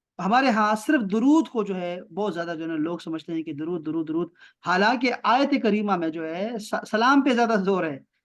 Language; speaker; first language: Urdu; non-native, local second language; Pashto